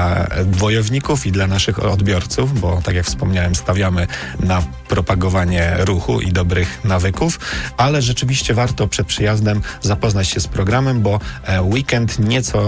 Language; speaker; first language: Polish; native; Polish